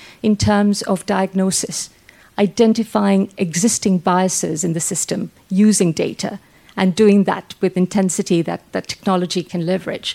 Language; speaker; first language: English; non-native, local second language; Sinhala